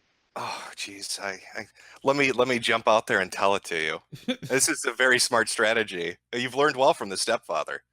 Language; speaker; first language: English; native; English